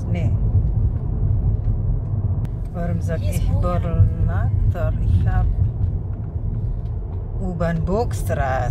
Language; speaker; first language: German; non-native, learner; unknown